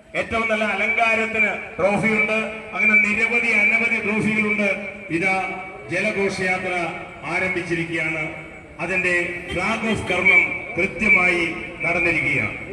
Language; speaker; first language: Malayalam; native; Malayalam